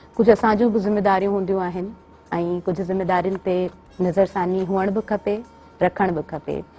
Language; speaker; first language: Sindhi; native; Sindhi